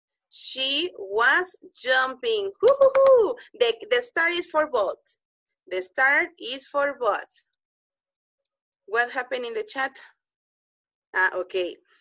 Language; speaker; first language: English; non-native, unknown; Spanish